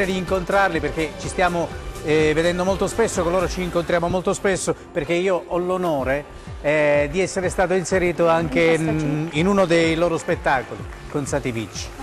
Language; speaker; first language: Italian; native; Italian